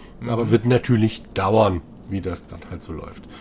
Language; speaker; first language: German; native; German